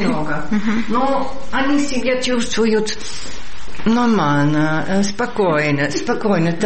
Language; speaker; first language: Russian; non-native, fluent; Dutch